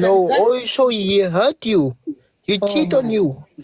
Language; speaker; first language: English; early bilingual, heritage; English